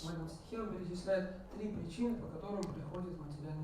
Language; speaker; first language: Russian; native; Russian